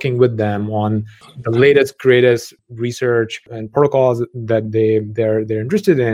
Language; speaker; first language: English; non-native, local second language; Punjabi